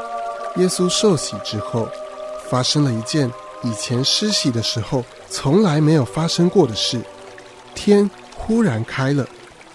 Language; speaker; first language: Chinese; native; Chinese